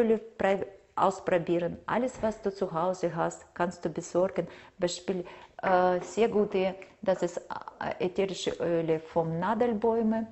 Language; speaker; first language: German; non-native, fluent; Russian